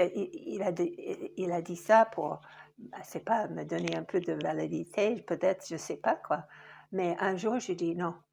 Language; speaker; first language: French; non-native, fluent; English